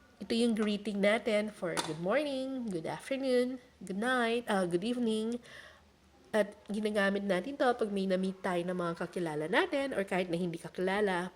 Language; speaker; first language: Filipino; native; Filipino